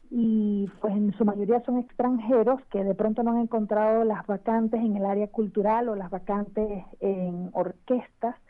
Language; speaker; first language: Spanish; native; Spanish